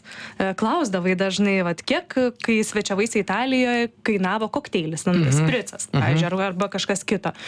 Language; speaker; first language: Lithuanian; native; Lithuanian